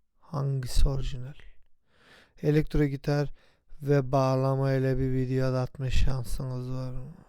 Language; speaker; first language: Turkish; native; Turkish